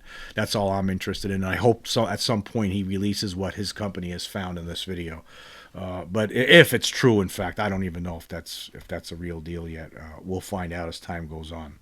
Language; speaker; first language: English; native; English